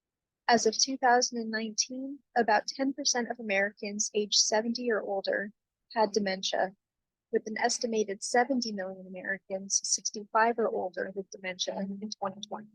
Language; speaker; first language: English; native; English